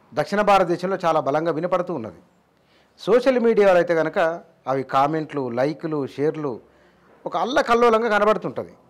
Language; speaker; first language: Telugu; native; Telugu